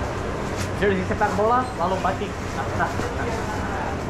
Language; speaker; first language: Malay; non-native, learner; English